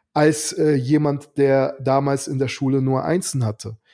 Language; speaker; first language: German; early bilingual, other home language; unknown